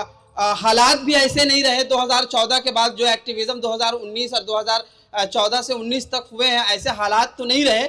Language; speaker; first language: Hindi; native; Hindi